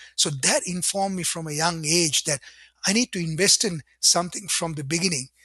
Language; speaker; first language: English; non-native, local second language; Sinhala